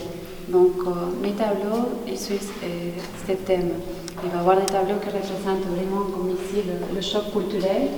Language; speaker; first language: French; non-native, fluent; Spanish